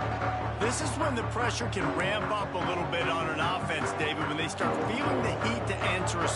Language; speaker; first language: English; native; English